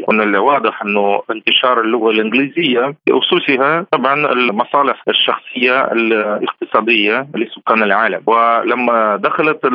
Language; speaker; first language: Arabic; non-native, fluent; Russian